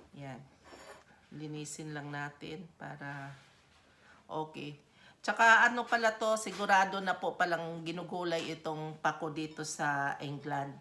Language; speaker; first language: Filipino; non-native, local second language; Aklanon